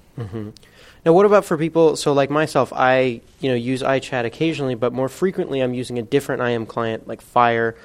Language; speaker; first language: English; native; English